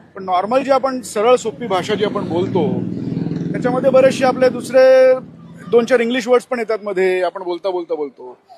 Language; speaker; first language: Marathi; non-native, local second language; Gujarati